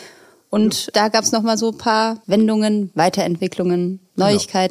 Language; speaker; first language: German; native; German